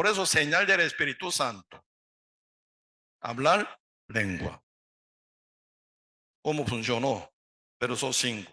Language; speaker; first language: Spanish; non-native, learner; Korean